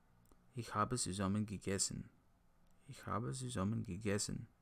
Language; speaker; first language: German; non-native, learner; English